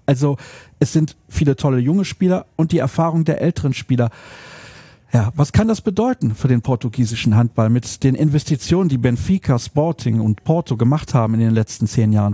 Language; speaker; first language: German; native; German